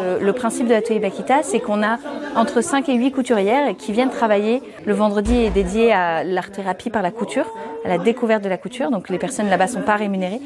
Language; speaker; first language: French; native; French